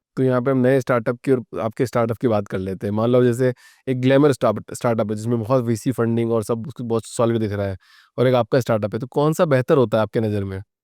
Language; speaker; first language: Hindi; native; Hindi